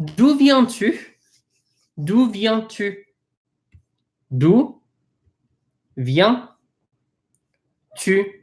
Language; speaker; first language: French; non-native, fluent; English